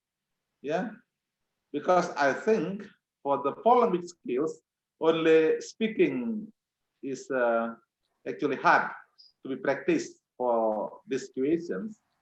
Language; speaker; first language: English; non-native, fluent; Indonesian